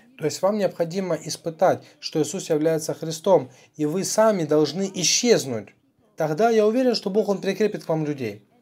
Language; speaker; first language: Russian; non-native, fluent; Korean